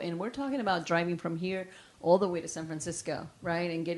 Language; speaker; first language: English; non-native, fluent; Spanish